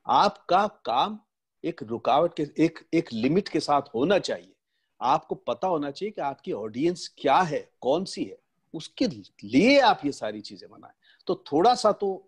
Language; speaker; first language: Hindi; native; Hindi